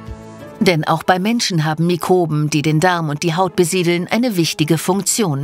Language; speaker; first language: German; native; German